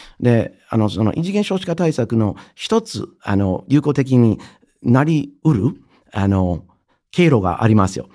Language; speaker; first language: Japanese; non-native, fluent; English